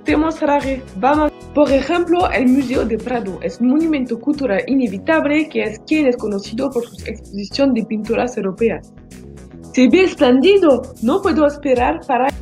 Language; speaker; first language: Spanish; non-native, learner; French